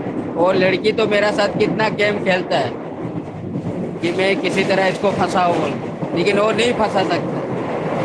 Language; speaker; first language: Hindi; non-native, local second language; Odia